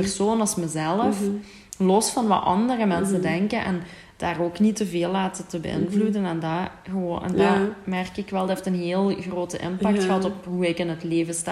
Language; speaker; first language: Dutch; native; Dutch